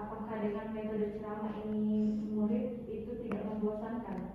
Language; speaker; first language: Indonesian; native; Indonesian